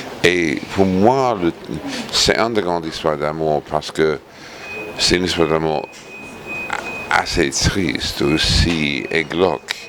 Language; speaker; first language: French; non-native, fluent; English